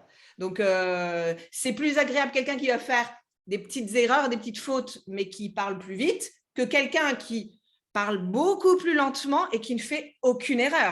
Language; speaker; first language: French; native; French